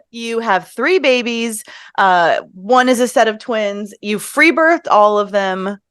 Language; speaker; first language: English; native; English